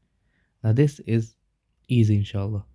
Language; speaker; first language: English; native; English